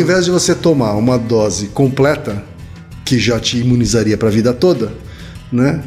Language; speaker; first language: Portuguese; native; Portuguese